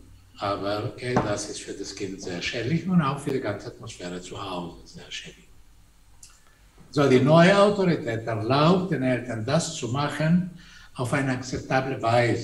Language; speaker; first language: German; non-native, fluent; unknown